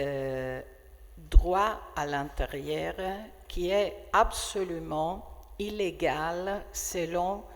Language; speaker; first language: French; non-native, fluent; Italian